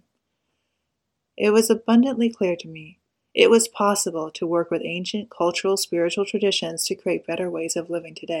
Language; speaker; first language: English; native; English